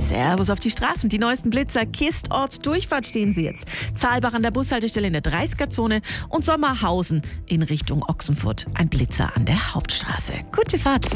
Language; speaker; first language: German; native; German